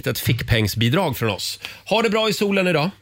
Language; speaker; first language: Swedish; native; Swedish